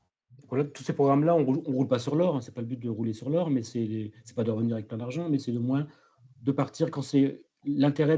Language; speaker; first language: French; native; French